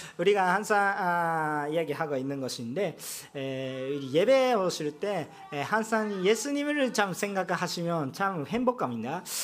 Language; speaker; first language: Korean; non-native, fluent; Japanese